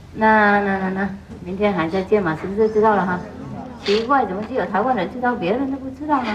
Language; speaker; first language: Chinese; non-native, fluent; Vietnamese